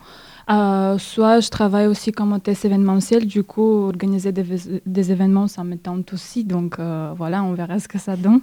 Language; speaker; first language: French; non-native, fluent; Bulgarian